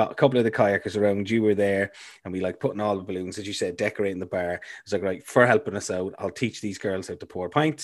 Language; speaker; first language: English; native; English